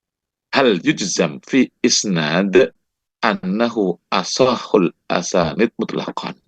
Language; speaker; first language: Arabic; non-native, fluent; Indonesian